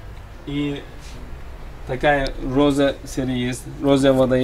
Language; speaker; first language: Russian; non-native, learner; Turkish